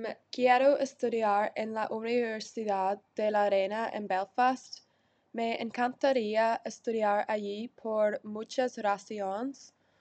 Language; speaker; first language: Spanish; non-native, learner; English